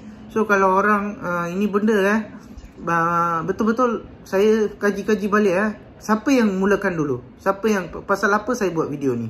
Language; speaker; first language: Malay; non-native, local second language; Tamil